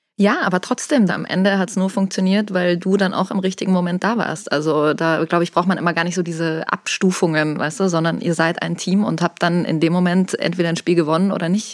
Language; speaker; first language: German; native; German